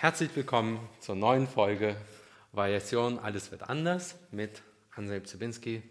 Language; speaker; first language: German; early bilingual, other home language; Russian